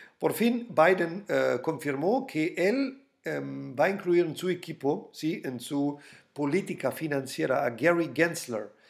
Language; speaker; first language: Spanish; non-native, fluent; German